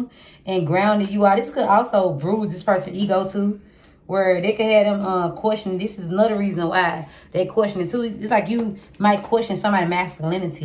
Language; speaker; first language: English; native; English